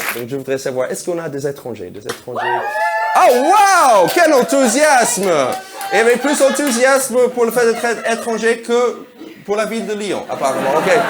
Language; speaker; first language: French; non-native, fluent; English